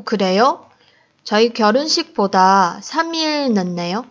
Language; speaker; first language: Korean; non-native, fluent; Chinese